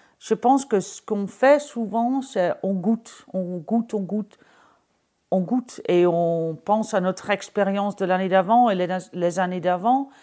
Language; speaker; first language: French; non-native, fluent; Dutch